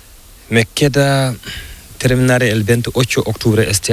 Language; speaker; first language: Spanish; non-native, learner; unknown